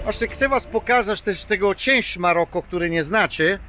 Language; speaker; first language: Polish; non-native, learner; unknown